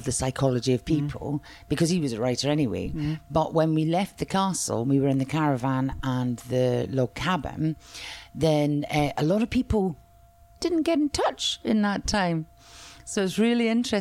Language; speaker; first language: English; native; English